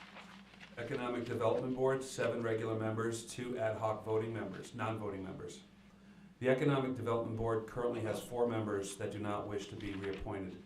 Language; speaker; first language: English; native; English